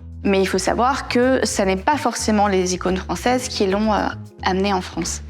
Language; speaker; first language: French; native; French